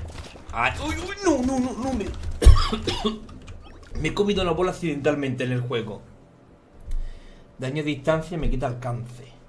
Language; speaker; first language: Spanish; native; Spanish